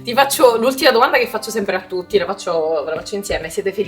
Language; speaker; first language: Italian; native; Italian